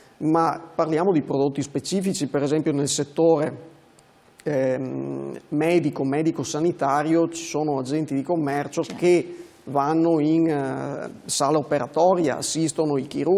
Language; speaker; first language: Italian; native; Italian